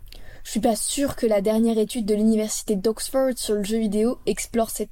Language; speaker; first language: French; native; French